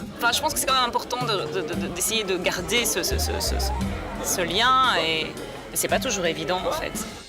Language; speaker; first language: French; early bilingual, other home language; Portuguese